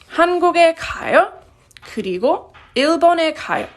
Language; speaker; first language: Korean; non-native, fluent; English